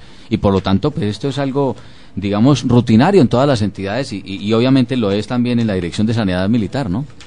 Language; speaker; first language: Spanish; native; Spanish